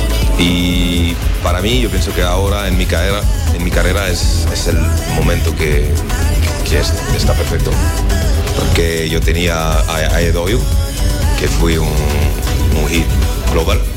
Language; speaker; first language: Spanish; non-native, learner; French